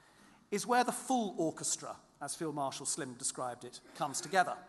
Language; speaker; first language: English; native; English